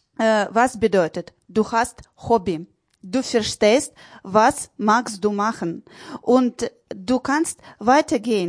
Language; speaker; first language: German; non-native, learner; Ukrainian